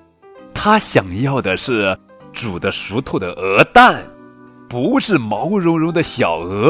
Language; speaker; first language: Chinese; native; Chinese